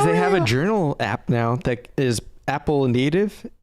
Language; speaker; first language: English; native; English